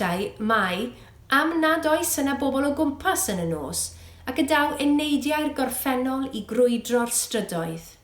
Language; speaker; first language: Welsh; native; Welsh